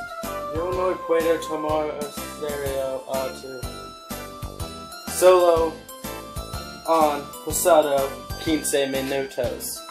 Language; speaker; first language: Spanish; non-native, learner; English